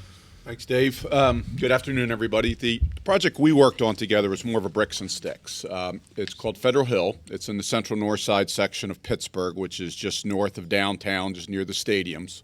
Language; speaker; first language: English; native; English